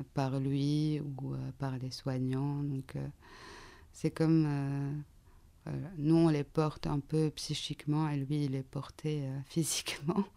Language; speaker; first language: French; non-native, local second language; Arabic